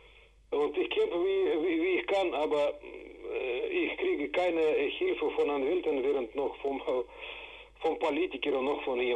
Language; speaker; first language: German; non-native, fluent; Russian